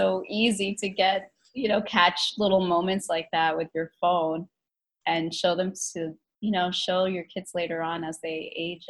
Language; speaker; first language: English; native; English